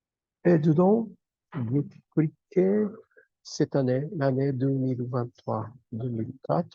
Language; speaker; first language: French; non-native, fluent; Japanese